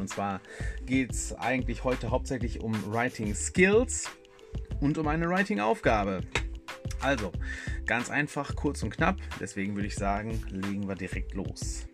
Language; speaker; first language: German; native; German